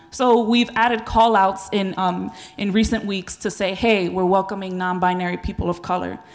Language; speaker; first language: English; native; English